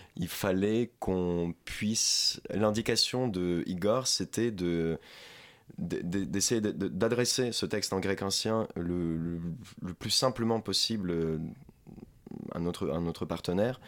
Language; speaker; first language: French; non-native, fluent; Ukrainian